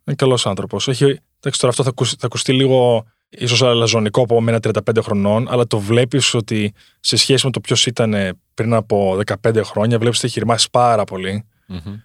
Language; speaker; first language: Greek; early bilingual, heritage; Greek